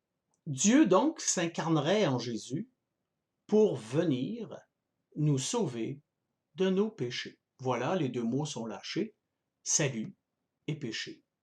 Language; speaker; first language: French; native; French